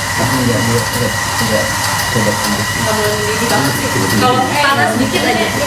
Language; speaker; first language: Indonesian; native; Indonesian